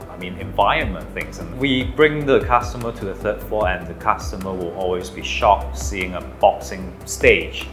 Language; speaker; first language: English; non-native, fluent; Danish